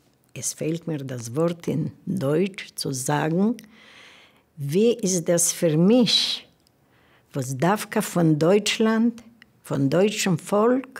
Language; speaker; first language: German; non-native, learner; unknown